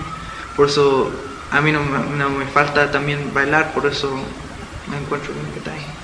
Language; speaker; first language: Spanish; early bilingual, heritage; Spanish